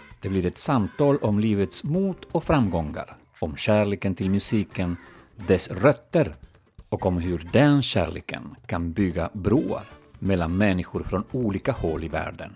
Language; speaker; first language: Swedish; native; Swedish